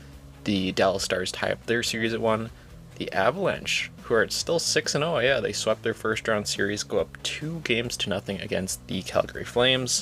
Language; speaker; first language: English; native; English